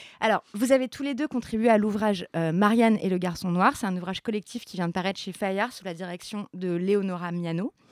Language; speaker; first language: French; native; French